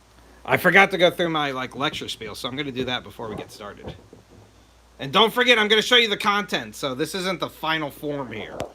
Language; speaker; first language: English; native; English